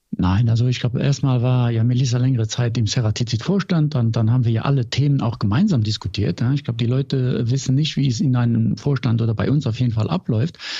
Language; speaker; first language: German; non-native, local second language; Luxembourgish